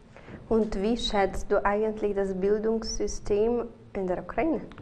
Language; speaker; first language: German; non-native, fluent; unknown